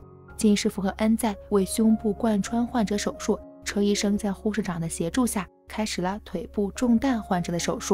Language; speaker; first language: Chinese; native; Chinese